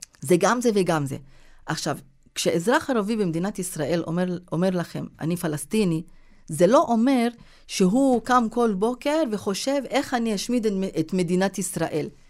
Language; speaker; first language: Hebrew; non-native, local second language; Arabic